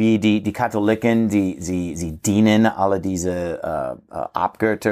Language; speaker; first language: German; non-native, fluent; English